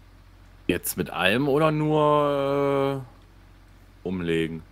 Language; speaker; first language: German; native; German